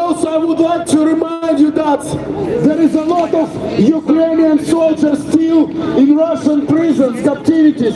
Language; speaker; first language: English; non-native, fluent; Ukrainian